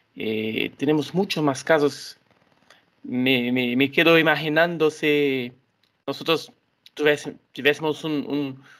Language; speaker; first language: Spanish; non-native, learner; Portuguese